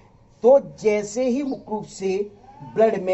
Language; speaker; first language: Hindi; native; Hindi